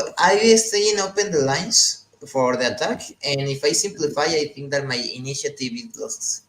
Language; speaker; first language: English; non-native, learner; Spanish